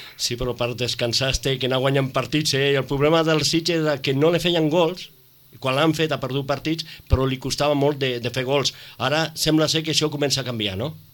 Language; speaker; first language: Catalan; native; Catalan